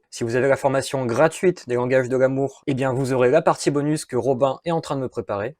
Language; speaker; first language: French; native; French